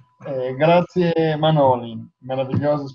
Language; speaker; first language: Italian; native; Italian